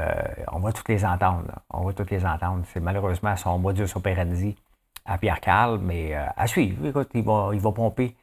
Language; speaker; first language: French; native; French